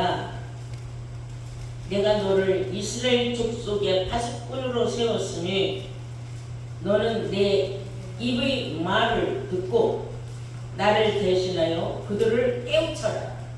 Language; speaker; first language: Korean; native; Korean